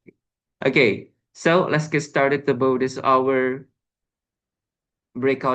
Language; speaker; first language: English; non-native, learner; Indonesian